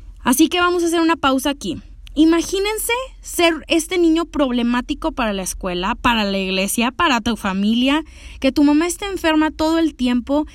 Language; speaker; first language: Spanish; native; Spanish